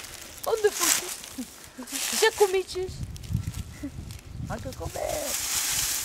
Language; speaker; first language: Galician; non-native, learner; Dutch